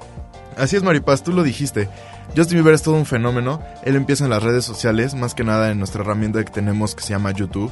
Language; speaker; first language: Spanish; native; Spanish